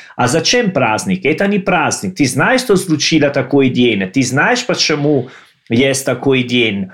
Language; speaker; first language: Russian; non-native, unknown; Italian